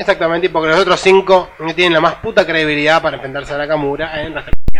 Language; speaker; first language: Spanish; native; Spanish